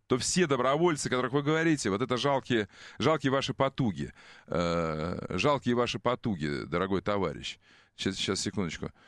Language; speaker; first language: Russian; native; Russian